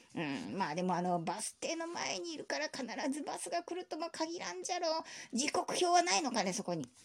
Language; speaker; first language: Japanese; native; Japanese